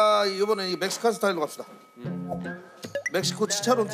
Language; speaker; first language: Korean; native; Korean